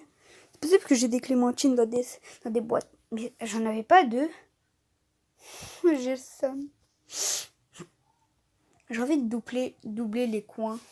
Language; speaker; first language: French; native; French